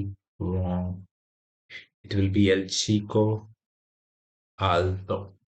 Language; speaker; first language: Spanish; non-native, fluent; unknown